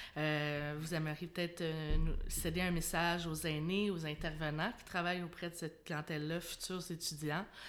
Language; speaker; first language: French; native; French